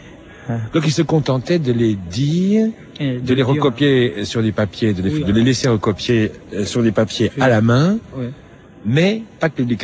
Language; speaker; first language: French; native; French